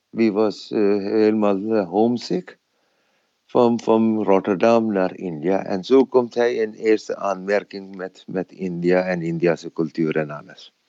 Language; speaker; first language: Dutch; non-native, fluent; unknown